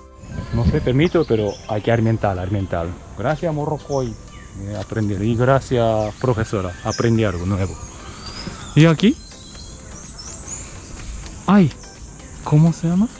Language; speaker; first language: Spanish; non-native, learner; Japanese